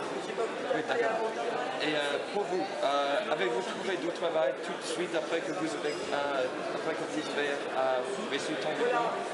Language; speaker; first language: French; non-native, learner; English